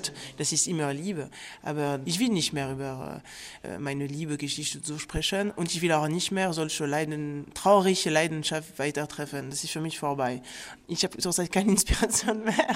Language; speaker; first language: German; non-native, fluent; French